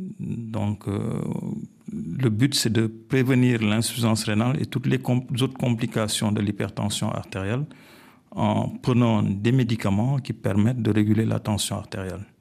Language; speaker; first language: French; non-native, local second language; Wolof